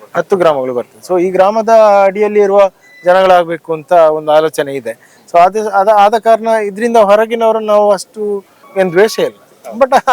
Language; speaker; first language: Kannada; native; Kannada